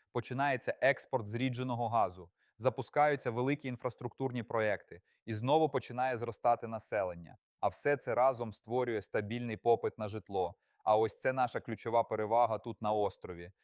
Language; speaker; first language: Ukrainian; native; Ukrainian